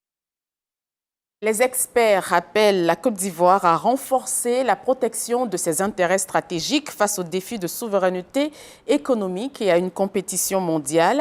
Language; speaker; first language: French; native; French